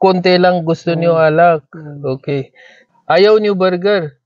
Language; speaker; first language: Filipino; non-native, learner; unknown